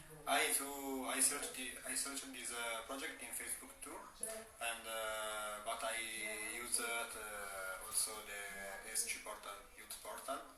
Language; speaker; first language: English; non-native, learner; Italian